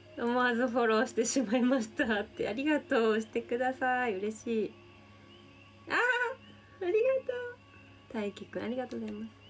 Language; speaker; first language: Japanese; native; Japanese